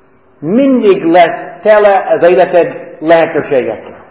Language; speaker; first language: Hungarian; non-native, fluent; English